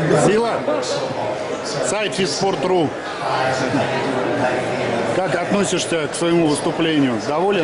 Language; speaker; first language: Russian; native; Russian